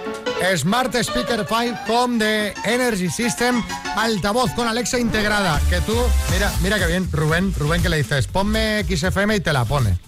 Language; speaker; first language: Spanish; native; Spanish